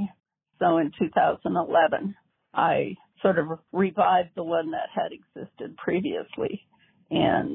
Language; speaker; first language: English; native; English